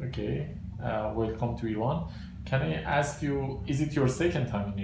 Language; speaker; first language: English; non-native, fluent; Persian